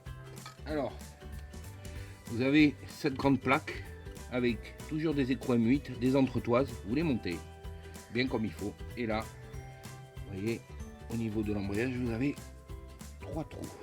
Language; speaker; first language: French; native; French